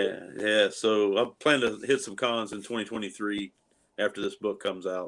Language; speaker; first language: English; native; English